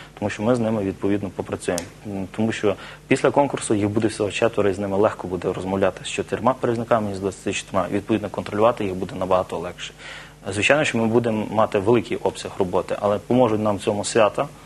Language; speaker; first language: Ukrainian; native; Ukrainian